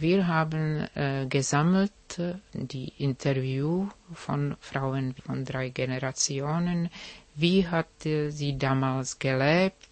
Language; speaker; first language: German; non-native, fluent; Czech